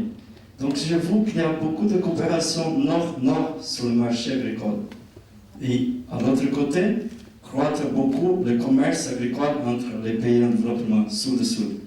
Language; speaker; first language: French; non-native, fluent; Portuguese